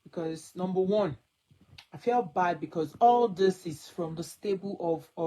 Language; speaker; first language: English; non-native, local second language; Yoruba